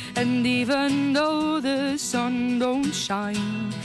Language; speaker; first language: English; native; English